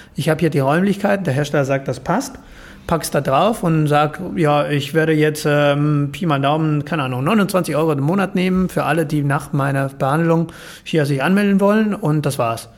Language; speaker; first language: German; non-native, fluent; Spanish